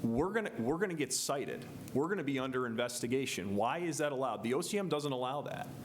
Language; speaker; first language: English; native; English